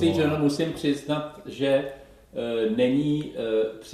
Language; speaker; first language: Czech; native; Czech